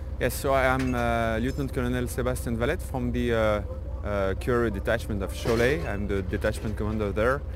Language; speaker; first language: English; non-native, fluent; French